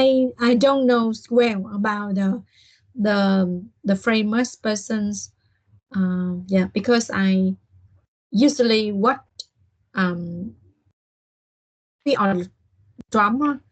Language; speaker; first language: English; non-native, learner; Vietnamese